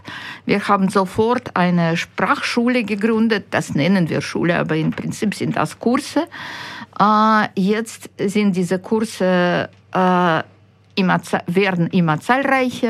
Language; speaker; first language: German; non-native, fluent; Ukrainian